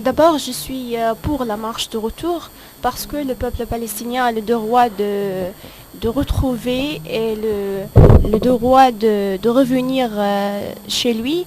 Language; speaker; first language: French; non-native, fluent; Arabic